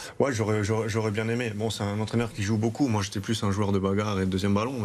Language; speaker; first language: French; native; French